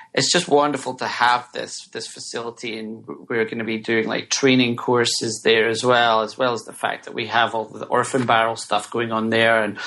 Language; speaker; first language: English; native; English